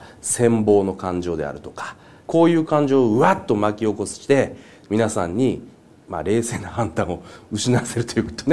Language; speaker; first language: Japanese; native; Japanese